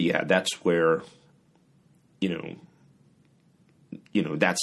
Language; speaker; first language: English; native; English